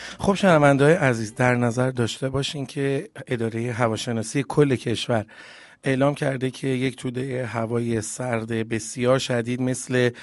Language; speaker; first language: Persian; native; Persian